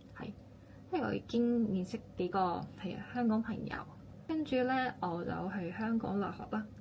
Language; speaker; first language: Cantonese; non-native, fluent; Japanese